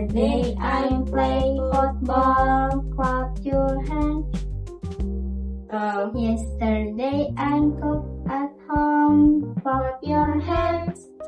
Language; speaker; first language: English; non-native, learner; Indonesian